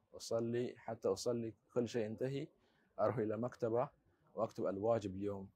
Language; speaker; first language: Arabic; non-native, learner; Chinese